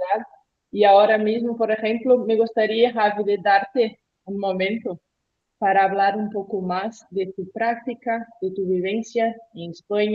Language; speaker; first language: Spanish; non-native, learner; Portuguese